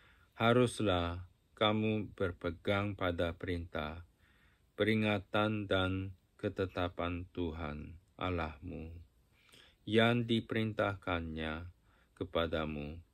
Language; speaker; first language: Indonesian; non-native, fluent; Japanese